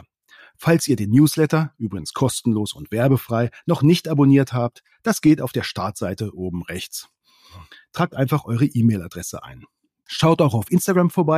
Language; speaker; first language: German; native; German